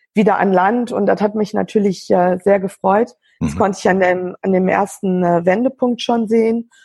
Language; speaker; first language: German; native; German